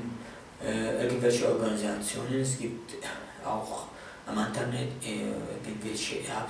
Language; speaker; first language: German; non-native, learner; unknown